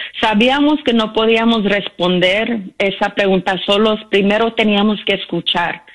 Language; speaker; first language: Spanish; early bilingual, heritage; Spanish